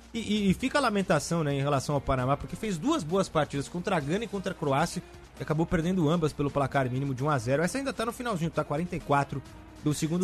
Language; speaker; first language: Portuguese; native; Portuguese